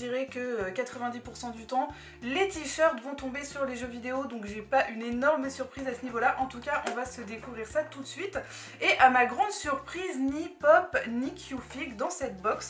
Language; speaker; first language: French; native; French